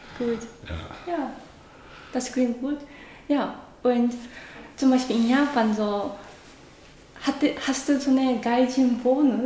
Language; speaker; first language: German; non-native, learner; Japanese